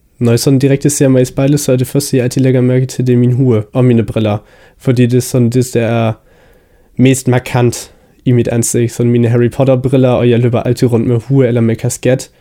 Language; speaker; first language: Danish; early bilingual, heritage; Danish